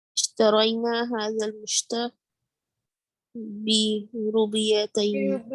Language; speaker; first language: Arabic; non-native, learner; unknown